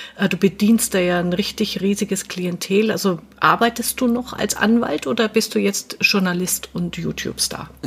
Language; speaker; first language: German; native; German